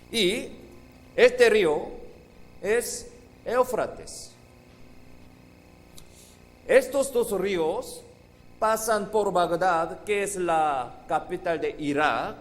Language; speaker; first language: Spanish; non-native, fluent; Korean